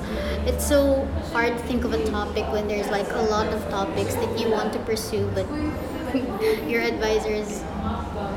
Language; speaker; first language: English; non-native, local second language; Filipino